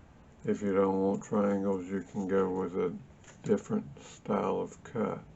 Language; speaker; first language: English; native; English